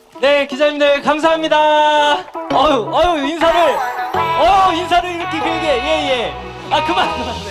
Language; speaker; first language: Korean; native; Korean